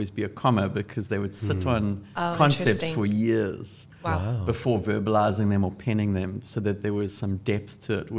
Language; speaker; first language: English; native; English